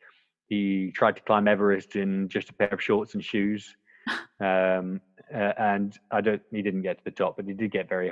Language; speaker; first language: English; native; English